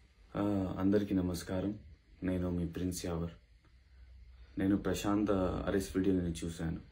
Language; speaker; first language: Telugu; non-native, learner; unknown